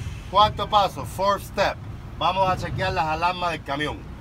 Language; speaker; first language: Spanish; native; Spanish